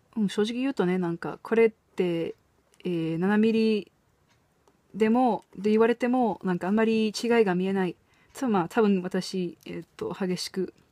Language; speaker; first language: Japanese; non-native, fluent; English